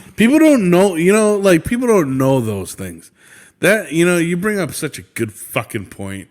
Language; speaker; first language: English; native; English